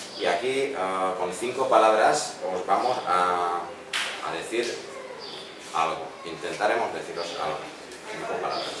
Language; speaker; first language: Spanish; non-native, fluent; Czech